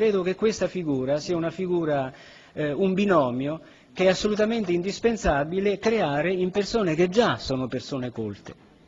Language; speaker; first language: Italian; native; Italian